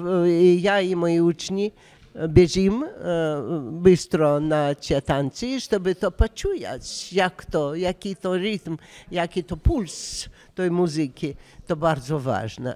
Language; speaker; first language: Polish; non-native, learner; Russian